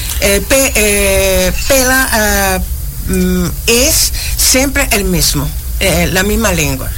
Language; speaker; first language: Portuguese; non-native, learner; Spanish